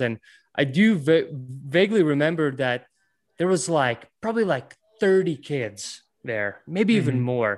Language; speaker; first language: English; non-native, fluent; Latvian